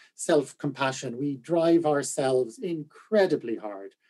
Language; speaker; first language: English; native; English